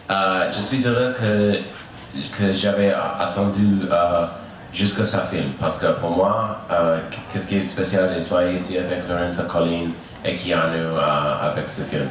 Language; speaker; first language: French; non-native, learner; English